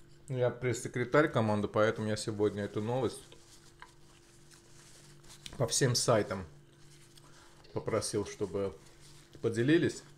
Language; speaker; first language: Russian; non-native, local second language; Azerbaijani